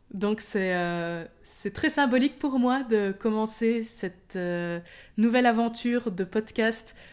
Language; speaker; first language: French; native; French